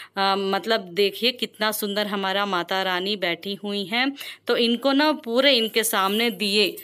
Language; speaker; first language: Hindi; non-native, local second language; Telugu